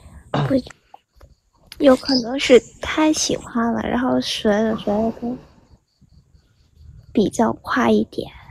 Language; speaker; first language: Chinese; non-native, fluent; Vietnamese